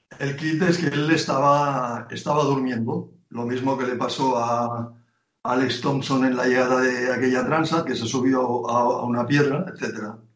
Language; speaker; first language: Spanish; native; Spanish